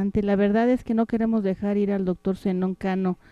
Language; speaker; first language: Spanish; native; Spanish